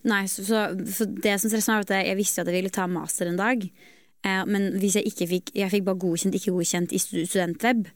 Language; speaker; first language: Norwegian; native; Norwegian